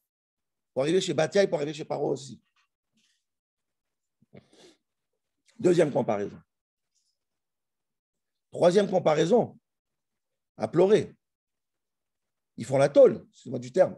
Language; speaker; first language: French; native; French